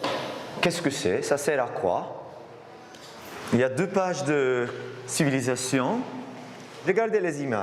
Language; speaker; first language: French; non-native, fluent; Maltese